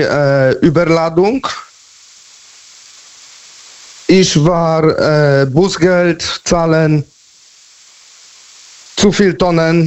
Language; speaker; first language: German; non-native, learner; Polish